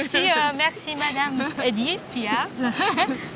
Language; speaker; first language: French; non-native, learner; Vietnamese